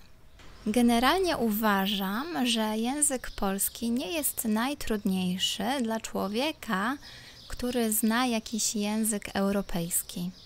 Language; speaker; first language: Polish; non-native, local second language; Ukrainian